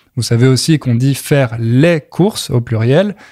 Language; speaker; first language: French; native; French